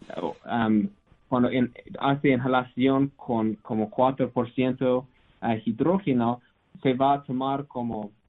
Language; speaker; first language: Spanish; non-native, learner; English